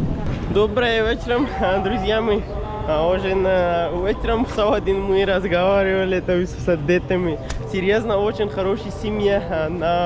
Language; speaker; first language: Russian; non-native, learner; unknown